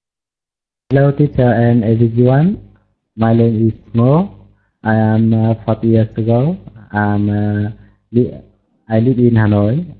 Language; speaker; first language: English; non-native, learner; Vietnamese